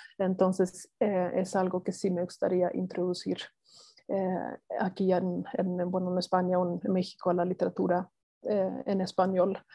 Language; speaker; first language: Spanish; non-native, fluent; Swedish